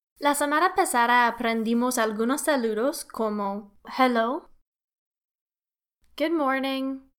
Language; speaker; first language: Spanish; non-native, learner; English